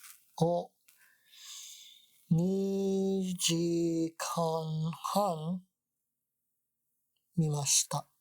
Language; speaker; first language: Japanese; non-native, learner; English